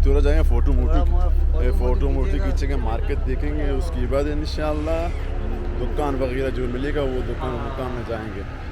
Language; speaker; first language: Hindi; non-native, local second language; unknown